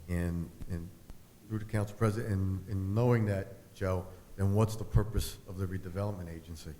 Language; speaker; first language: English; native; English